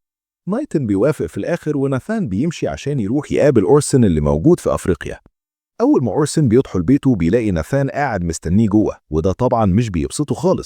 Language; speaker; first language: Arabic; native; Arabic